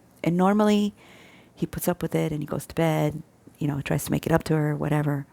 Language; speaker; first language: English; native; English